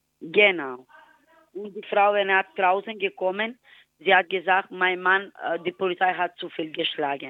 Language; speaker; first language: German; non-native, learner; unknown